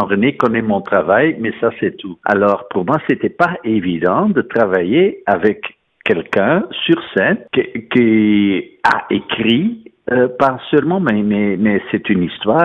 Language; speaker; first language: French; non-native, fluent; Dutch